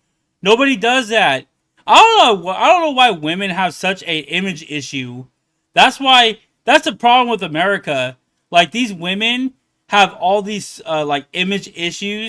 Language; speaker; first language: English; native; English